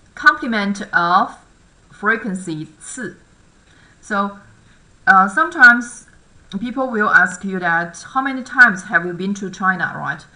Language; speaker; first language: English; non-native, fluent; Chinese